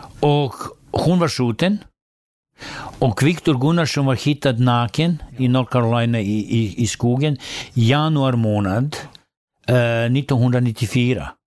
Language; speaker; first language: Swedish; non-native, fluent; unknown